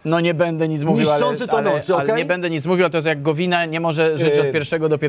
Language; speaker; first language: Polish; native; Polish